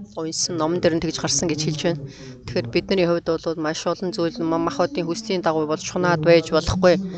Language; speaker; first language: Mongolian; non-native, fluent; Korean